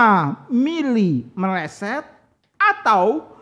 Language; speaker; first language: Indonesian; native; Indonesian